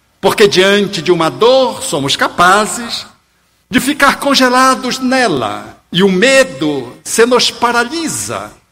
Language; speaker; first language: Portuguese; native; Portuguese